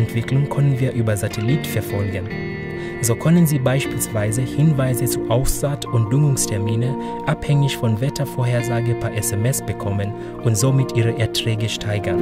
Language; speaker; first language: German; non-native, fluent; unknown